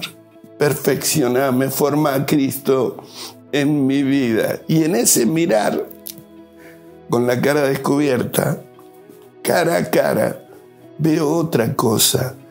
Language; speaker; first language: Spanish; native; Spanish